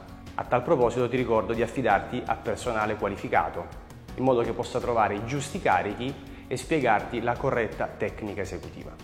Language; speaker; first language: Italian; native; Italian